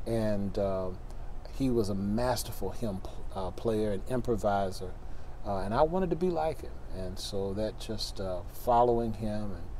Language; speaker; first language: English; native; English